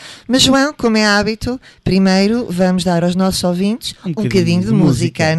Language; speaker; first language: Portuguese; native; Portuguese